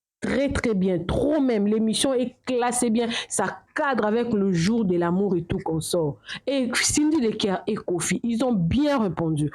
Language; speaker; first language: French; non-native, local second language; Lingala